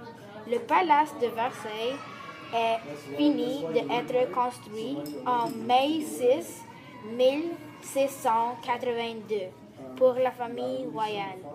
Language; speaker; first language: French; non-native, learner; English